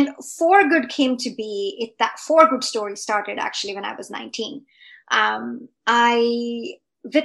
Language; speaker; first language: English; non-native, local second language; Hindi